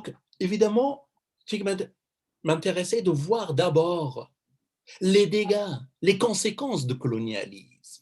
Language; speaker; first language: French; non-native, fluent; Persian